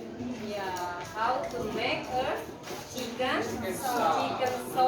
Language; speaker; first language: English; non-native, learner; Indonesian